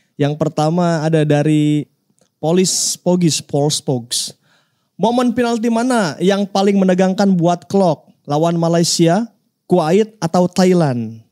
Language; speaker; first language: Indonesian; native; Indonesian